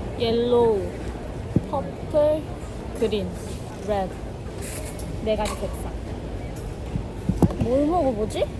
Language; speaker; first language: Korean; native; Korean